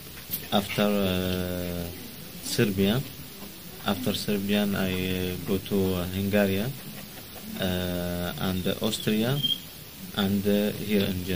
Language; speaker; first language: English; non-native, learner; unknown